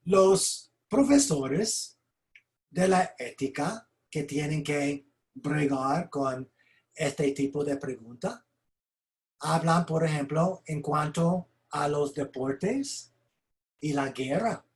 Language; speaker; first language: Spanish; non-native, fluent; English